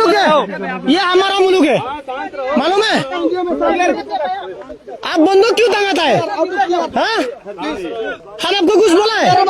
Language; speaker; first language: Hindi; non-native, learner; Bangla